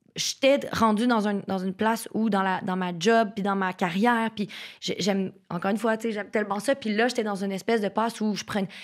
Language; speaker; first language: French; native; French